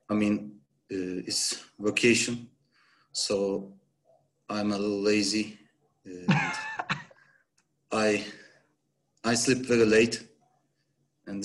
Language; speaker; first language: English; non-native, learner; Turkish